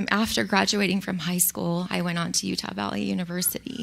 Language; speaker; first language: English; early bilingual, other home language; Spanish